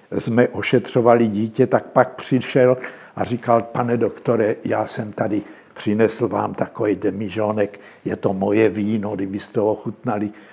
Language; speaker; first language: Czech; native; Czech